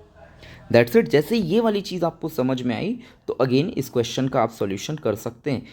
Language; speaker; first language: Hindi; native; Hindi